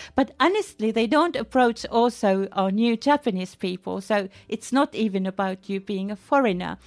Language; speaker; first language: English; non-native, fluent; Finnish